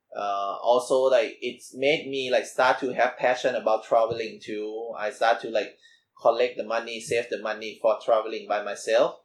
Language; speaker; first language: English; non-native, learner; Thai